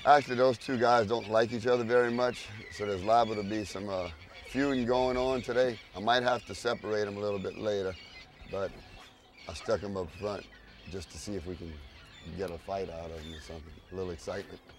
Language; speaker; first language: English; native; English